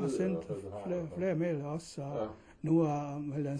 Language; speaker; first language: Danish; non-native, learner; Croatian